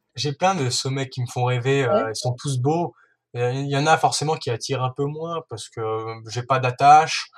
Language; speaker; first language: French; native; French